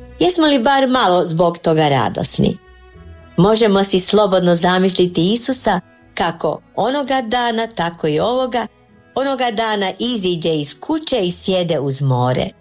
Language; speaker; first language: Croatian; native; Croatian